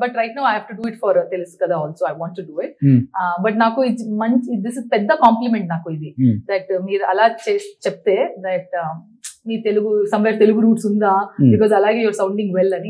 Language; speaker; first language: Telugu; non-native, learner; Tulu